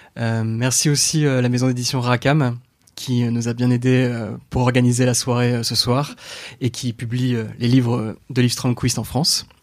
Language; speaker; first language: French; native; French